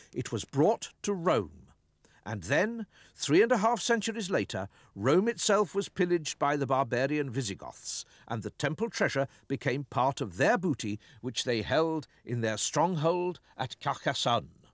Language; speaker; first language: English; native; English